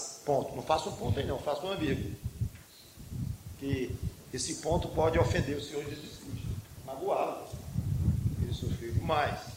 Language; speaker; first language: Portuguese; native; Portuguese